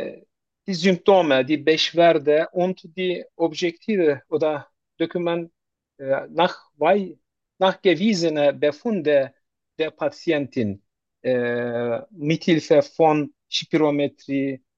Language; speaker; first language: German; non-native, learner; Turkish